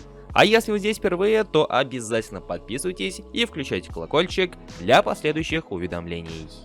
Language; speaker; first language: Russian; native; Russian